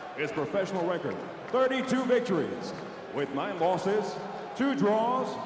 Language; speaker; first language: English; native; English